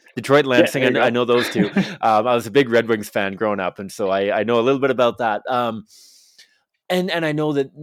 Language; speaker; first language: English; native; English